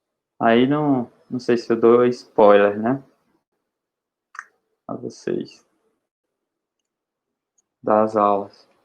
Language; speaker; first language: Portuguese; native; Portuguese